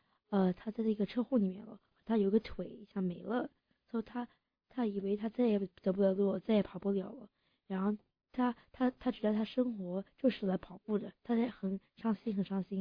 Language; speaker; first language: Chinese; early bilingual, heritage; English